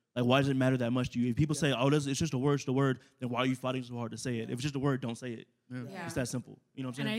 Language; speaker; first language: English; native; English